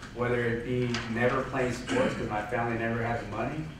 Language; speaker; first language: English; early bilingual, other home language; Spanish